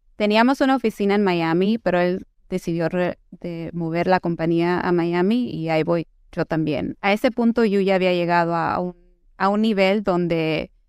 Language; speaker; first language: Spanish; early bilingual, heritage; Spanish